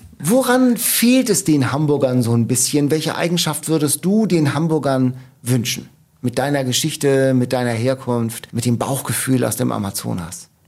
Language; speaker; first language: German; native; German